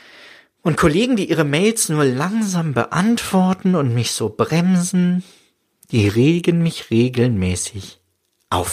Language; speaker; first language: German; native; German